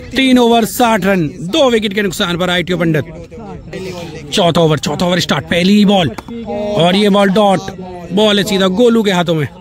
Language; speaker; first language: Hindi; native; Hindi